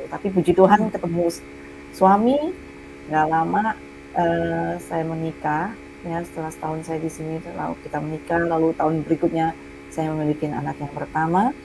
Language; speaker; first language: Indonesian; native; Indonesian